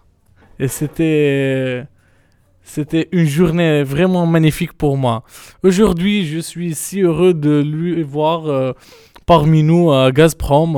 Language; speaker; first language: French; non-native, fluent; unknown